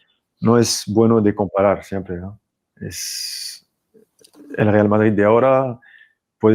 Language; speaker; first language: Spanish; non-native, fluent; French